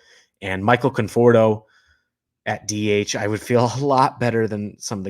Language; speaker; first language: English; native; English